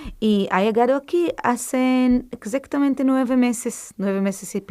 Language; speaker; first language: Spanish; non-native, fluent; Hebrew